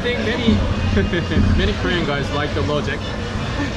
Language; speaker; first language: English; non-native, fluent; Korean